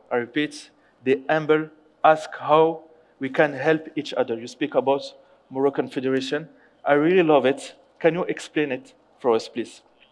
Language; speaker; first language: English; non-native, learner; Arabic